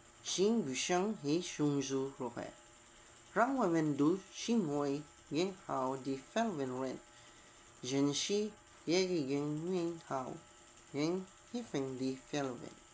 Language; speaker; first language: Chinese; non-native, learner; Filipino